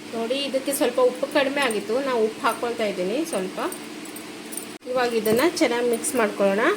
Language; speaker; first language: Kannada; non-native, local second language; Konkani